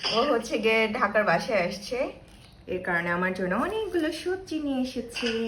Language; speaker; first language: Bangla; non-native, local second language; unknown